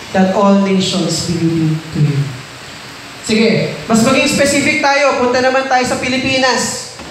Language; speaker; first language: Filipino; non-native, local second language; Iloko